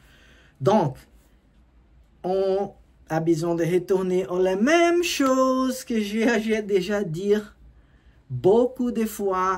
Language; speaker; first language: French; non-native, learner; Portuguese